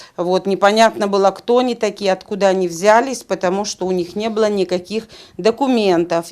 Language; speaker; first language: Russian; native; Russian